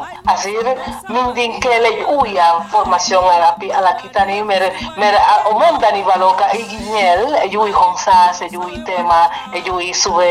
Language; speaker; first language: Hungarian; non-native, learner; Spanish